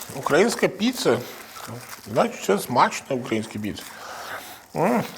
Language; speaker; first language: Ukrainian; non-native, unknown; Italian